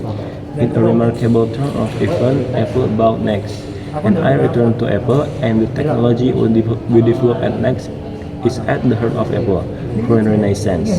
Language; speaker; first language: English; non-native, learner; Indonesian